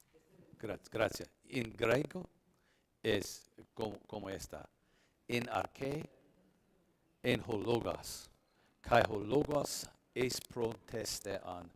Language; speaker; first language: Spanish; non-native, learner; English